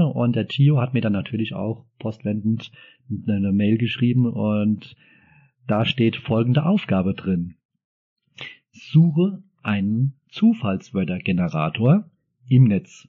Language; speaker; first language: German; native; German